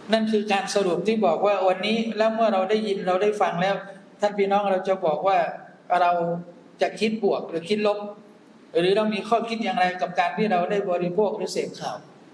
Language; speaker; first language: Thai; non-native, local second language; Malay